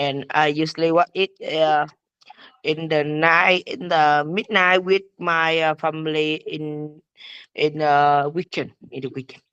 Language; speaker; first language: English; non-native, learner; Vietnamese